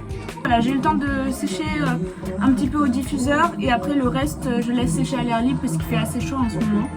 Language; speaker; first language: French; native; French